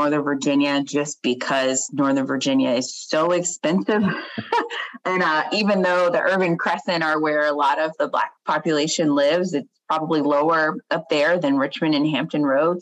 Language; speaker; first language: English; native; English